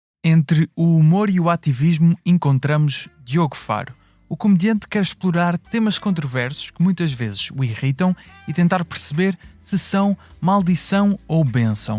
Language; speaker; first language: Portuguese; native; Portuguese